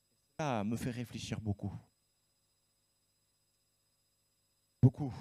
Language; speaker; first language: French; native; French